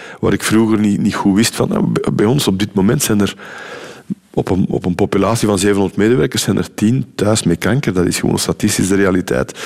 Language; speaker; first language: Dutch; native; Dutch